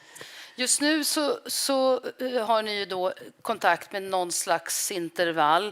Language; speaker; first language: Swedish; native; Swedish